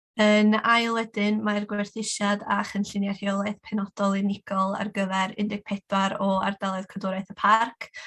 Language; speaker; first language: Welsh; native; Welsh